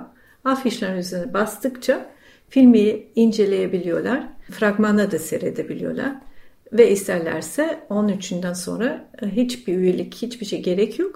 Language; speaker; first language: Turkish; non-native, fluent; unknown